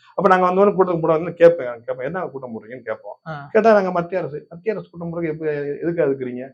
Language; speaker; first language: Tamil; native; Tamil